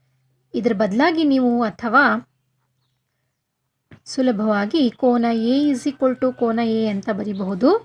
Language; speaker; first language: Kannada; native; Kannada